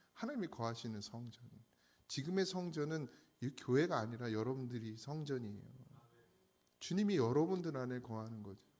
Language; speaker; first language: Korean; native; Korean